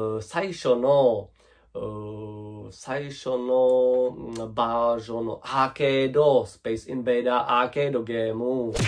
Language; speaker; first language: Japanese; non-native, learner; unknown